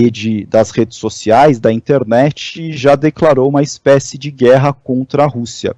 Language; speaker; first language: Portuguese; native; Portuguese